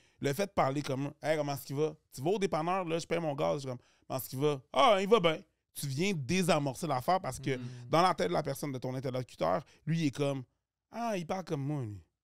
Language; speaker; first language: French; early bilingual, other home language; Haitian Creole